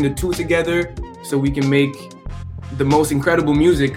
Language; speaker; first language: English; non-native, fluent; French